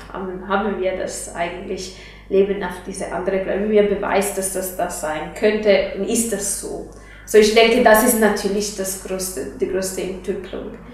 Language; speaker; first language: German; non-native, fluent; Italian